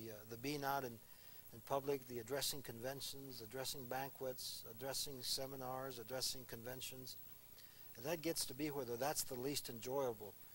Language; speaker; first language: English; early bilingual, other home language; Spanish